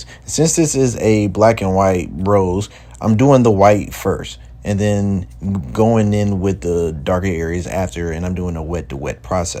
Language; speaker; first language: English; native; English